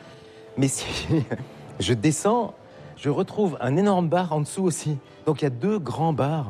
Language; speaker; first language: French; native; French